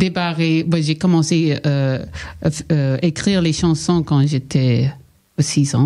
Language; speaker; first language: French; non-native, local second language; English